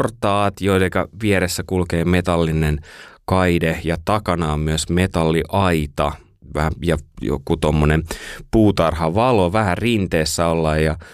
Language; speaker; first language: Finnish; native; Finnish